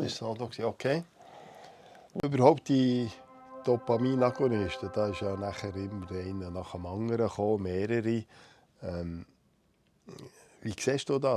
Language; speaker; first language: German; native; German